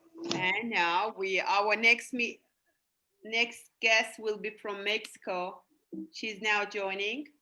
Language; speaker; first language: English; non-native, fluent; Azerbaijani